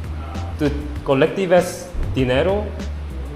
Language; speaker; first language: Spanish; non-native, learner; Korean